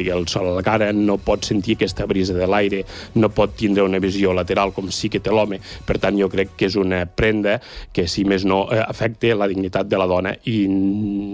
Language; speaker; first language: Catalan; native; Catalan